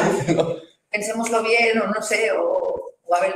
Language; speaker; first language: Spanish; native; Spanish